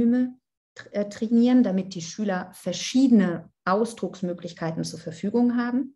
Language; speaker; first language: German; non-native, fluent; Italian